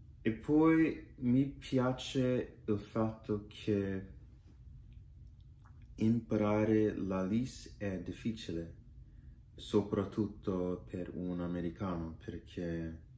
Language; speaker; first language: Italian; non-native, learner; English